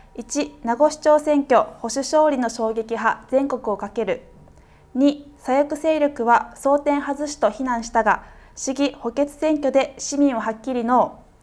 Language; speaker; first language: Japanese; native; Japanese